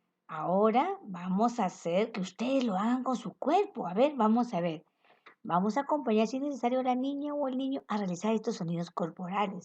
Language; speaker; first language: Spanish; native; Spanish